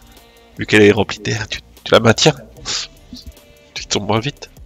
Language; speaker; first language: French; native; French